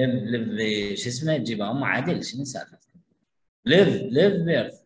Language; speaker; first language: Arabic; native; Arabic